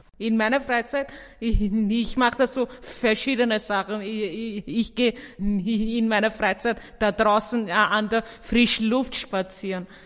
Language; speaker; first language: German; early bilingual, other home language; Persian